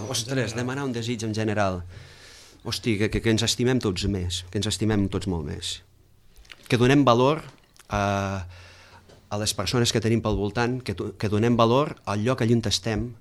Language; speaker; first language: Catalan; native; Catalan